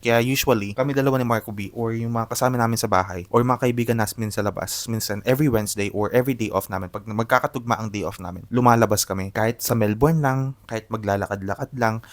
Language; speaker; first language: Filipino; non-native, local second language; Pampanga